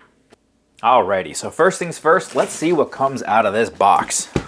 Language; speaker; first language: English; native; English